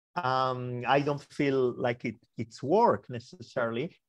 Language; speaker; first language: English; early bilingual, other home language; Spanish